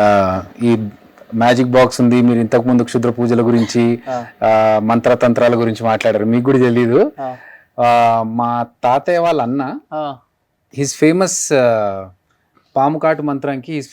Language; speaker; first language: Telugu; native; Telugu